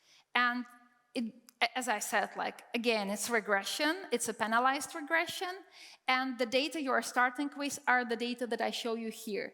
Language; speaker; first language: English; non-native, fluent; Czech